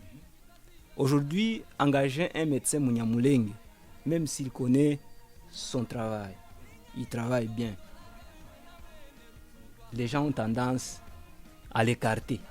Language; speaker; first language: French; non-native, local second language; Kinyarwanda